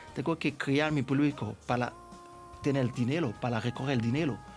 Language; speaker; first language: Spanish; non-native, learner; Haitian Creole